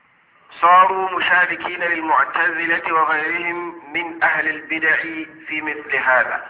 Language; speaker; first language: Arabic; non-native, fluent; Hausa